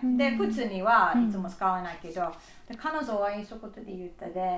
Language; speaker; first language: Japanese; non-native, learner; English